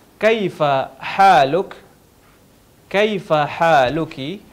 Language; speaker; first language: Arabic; non-native, fluent; Indonesian